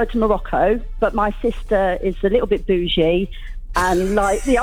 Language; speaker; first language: English; native; English